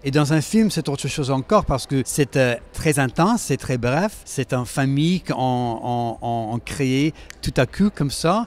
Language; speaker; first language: French; non-native, fluent; English